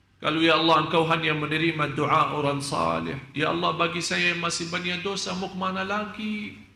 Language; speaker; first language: Malay; non-native, fluent; Arabic